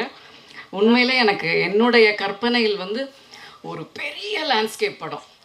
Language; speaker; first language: Tamil; native; Tamil